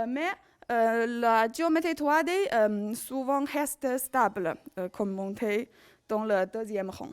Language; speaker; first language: French; non-native, learner; Chinese